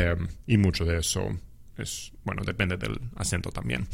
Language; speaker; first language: Spanish; non-native, fluent; English